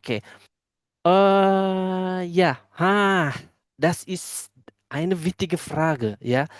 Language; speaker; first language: German; non-native, fluent; Indonesian